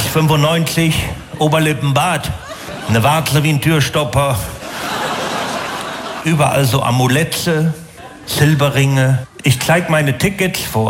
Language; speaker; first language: German; native; German